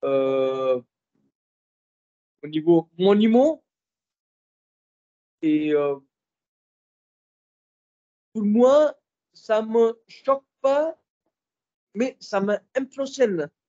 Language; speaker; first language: French; non-native, fluent; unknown